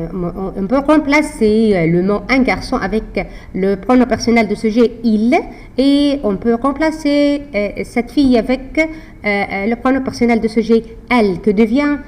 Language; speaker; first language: French; non-native, fluent; Arabic